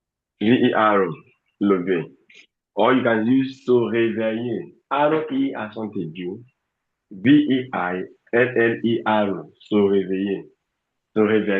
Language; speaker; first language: French; non-native, fluent; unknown